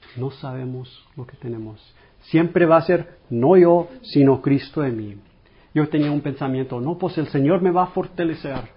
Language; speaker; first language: Spanish; non-native, fluent; English